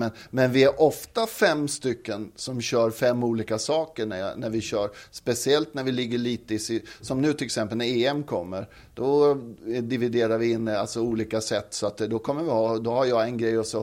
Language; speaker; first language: Swedish; native; Swedish